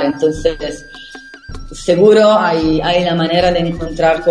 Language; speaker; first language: Spanish; non-native, fluent; Italian